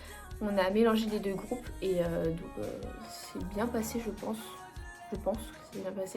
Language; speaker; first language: French; native; French